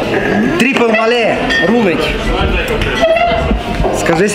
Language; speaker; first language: Russian; native; Russian